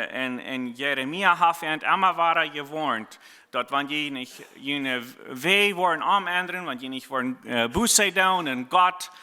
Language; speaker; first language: German; non-native, learner; Plautdietsch